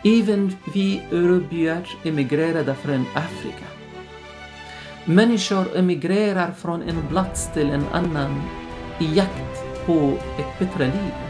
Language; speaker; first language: Swedish; non-native, fluent; Arabic